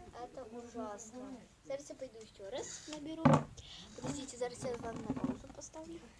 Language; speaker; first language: Russian; non-native, local second language; Ukrainian